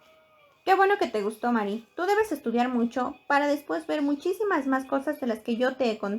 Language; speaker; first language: Spanish; native; Spanish